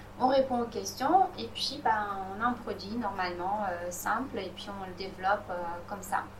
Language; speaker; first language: French; non-native, fluent; Romanian